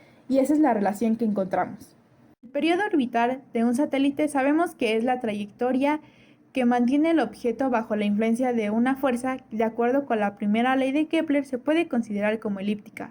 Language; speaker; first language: Spanish; native; Spanish